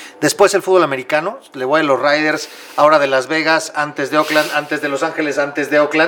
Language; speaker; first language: Spanish; native; Spanish